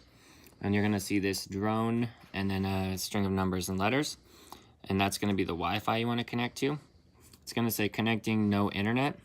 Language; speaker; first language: English; native; English